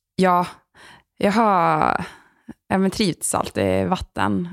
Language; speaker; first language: Swedish; native; Swedish